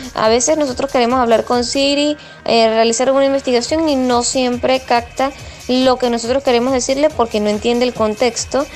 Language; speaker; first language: Spanish; native; Spanish